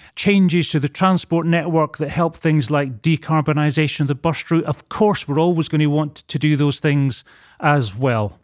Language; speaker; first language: English; native; English